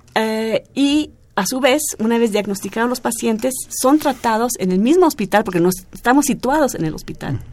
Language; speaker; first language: Spanish; non-native, fluent; German